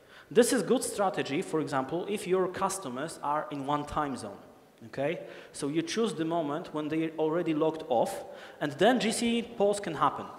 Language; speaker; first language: English; non-native, fluent; Polish